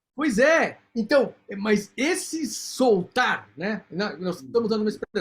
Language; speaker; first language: Portuguese; native; Portuguese